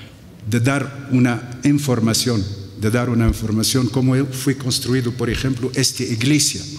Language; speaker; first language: Spanish; non-native, fluent; Arabic